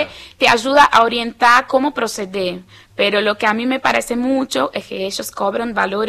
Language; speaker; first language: Spanish; non-native, fluent; Portuguese